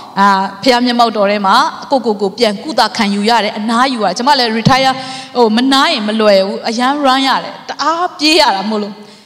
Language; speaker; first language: Burmese; non-native, local second language; Hakha Chin